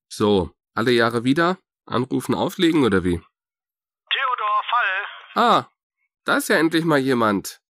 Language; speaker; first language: German; native; German